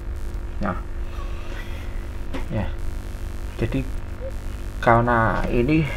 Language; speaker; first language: Indonesian; native; Indonesian